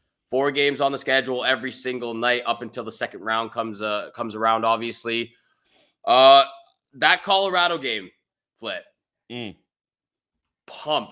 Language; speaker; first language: English; native; English